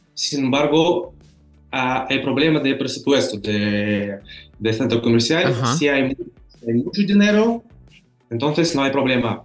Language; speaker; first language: Spanish; non-native, learner; Russian